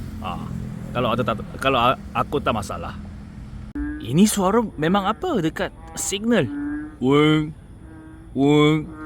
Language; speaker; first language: Malay; non-native, learner; Korean